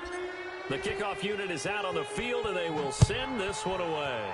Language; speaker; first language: English; native; English